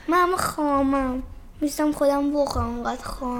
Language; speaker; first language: Persian; native; Persian